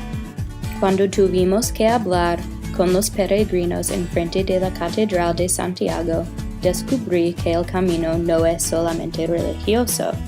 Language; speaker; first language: Spanish; non-native, learner; English